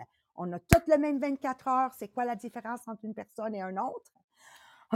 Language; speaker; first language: French; native; French